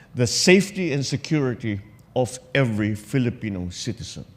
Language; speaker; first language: English; non-native, local second language; Filipino